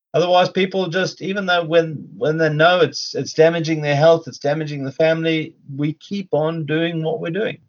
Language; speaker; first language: English; native; English